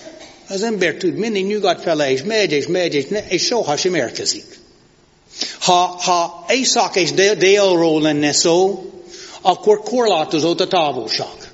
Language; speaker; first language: Hungarian; non-native, fluent; English